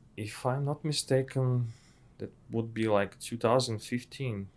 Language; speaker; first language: English; non-native, fluent; Bulgarian